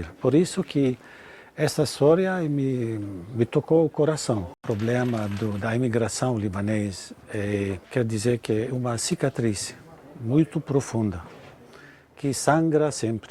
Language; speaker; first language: Portuguese; non-native, fluent; Arabic